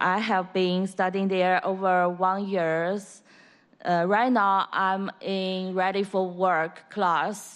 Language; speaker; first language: English; non-native, learner; Chinese